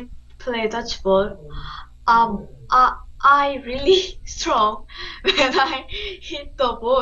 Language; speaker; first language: English; non-native, learner; Korean